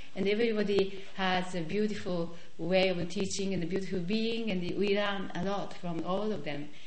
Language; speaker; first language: English; non-native, fluent; Japanese